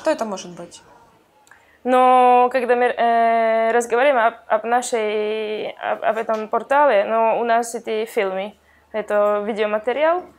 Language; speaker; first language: Russian; non-native, learner; Estonian